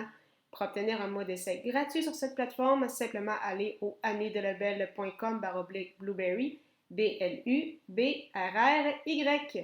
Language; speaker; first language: French; native; French